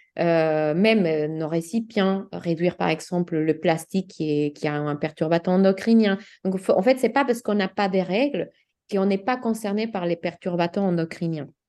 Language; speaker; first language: French; non-native, fluent; Spanish